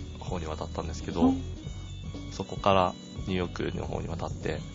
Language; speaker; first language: Japanese; native; Japanese